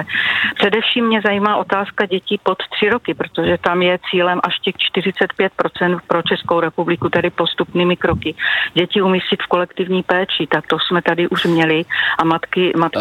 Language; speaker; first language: Czech; native; Czech